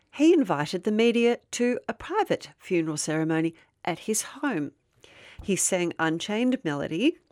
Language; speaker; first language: English; native; English